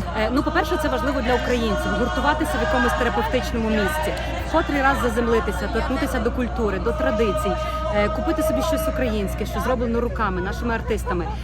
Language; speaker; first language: Ukrainian; native; Ukrainian